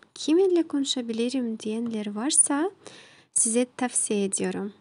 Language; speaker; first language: Turkish; non-native, learner; Kazakh